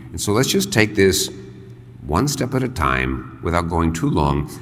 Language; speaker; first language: English; early bilingual, other home language; Spanish